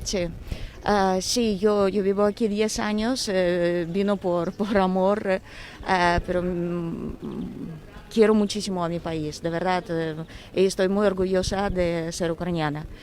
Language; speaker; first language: Spanish; non-native, fluent; Ukrainian